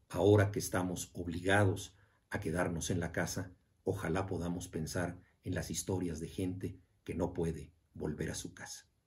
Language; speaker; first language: Spanish; native; Spanish